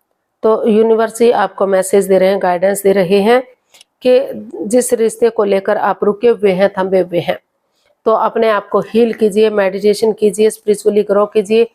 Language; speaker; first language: Hindi; native; Hindi